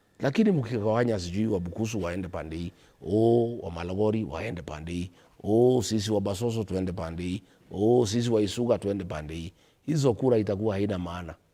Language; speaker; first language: Swahili; non-native, local second language; Kikuyu